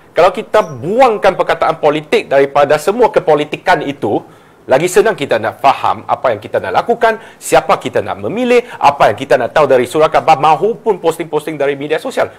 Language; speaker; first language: Malay; non-native, local second language; Chinese